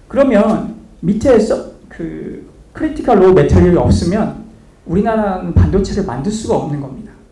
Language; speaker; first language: Korean; native; Korean